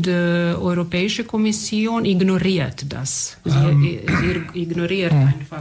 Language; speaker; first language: German; non-native, fluent; Serbian